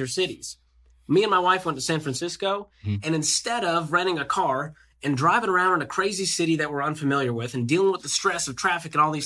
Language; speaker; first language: English; native; English